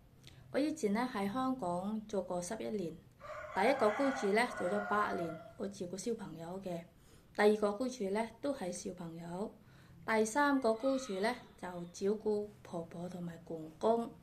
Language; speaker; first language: Cantonese; non-native, fluent; Indonesian